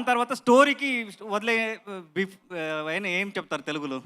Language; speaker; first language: Telugu; non-native, learner; Kannada